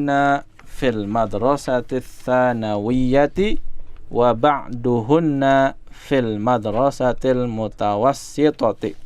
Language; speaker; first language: Arabic; non-native, fluent; Indonesian